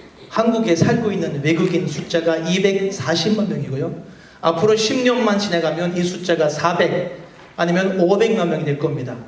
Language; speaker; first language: Korean; non-native, fluent; Turkish